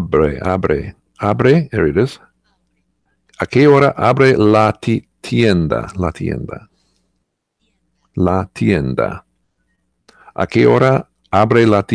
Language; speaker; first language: Spanish; non-native, learner; English